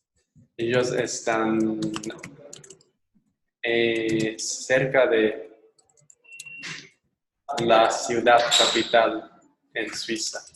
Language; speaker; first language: Spanish; non-native, learner; English